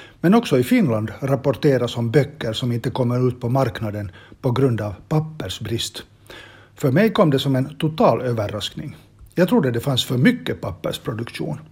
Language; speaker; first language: Swedish; native; Swedish